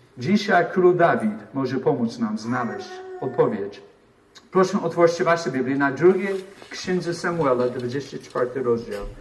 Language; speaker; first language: Polish; non-native, fluent; English